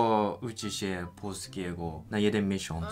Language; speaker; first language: Polish; non-native, learner; Japanese